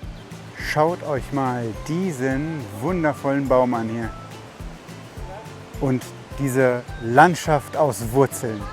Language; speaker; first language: German; native; German